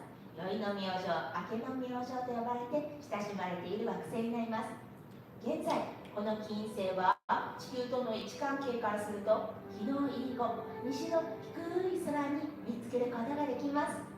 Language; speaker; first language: Japanese; native; Japanese